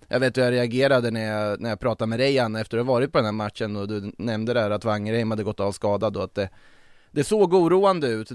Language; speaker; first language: Swedish; native; Swedish